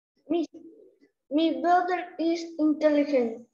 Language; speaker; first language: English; non-native, learner; Spanish